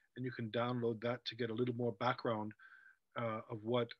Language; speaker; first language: English; native; English